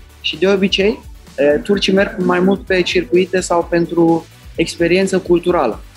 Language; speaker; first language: Romanian; non-native, fluent; Turkish